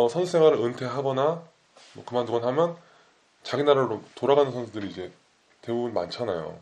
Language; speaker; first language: Korean; native; Korean